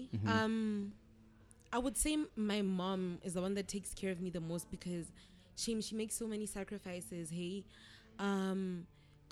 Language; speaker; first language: English; non-native, local second language; Tswana